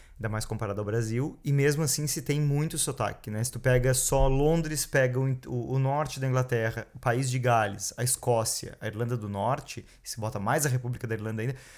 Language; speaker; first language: Portuguese; native; Portuguese